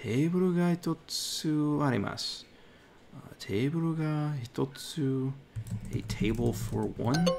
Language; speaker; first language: Japanese; non-native, learner; English